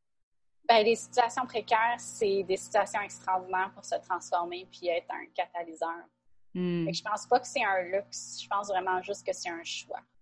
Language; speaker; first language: French; native; French